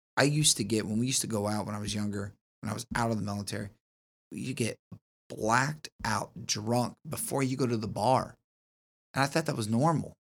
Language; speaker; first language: English; native; English